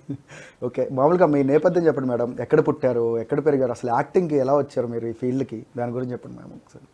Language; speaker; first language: Telugu; native; Telugu